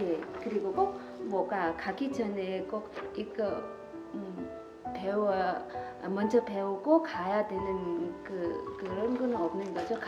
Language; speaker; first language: Korean; non-native, learner; Vietnamese